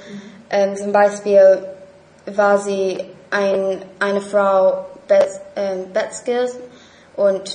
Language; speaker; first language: German; non-native, learner; English